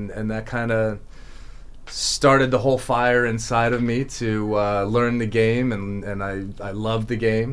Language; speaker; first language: English; native; English